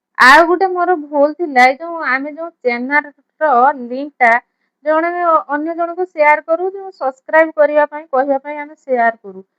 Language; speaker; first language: Odia; native; Odia